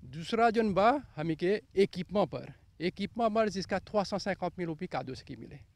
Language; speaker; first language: Bhojpuri; native; Bhojpuri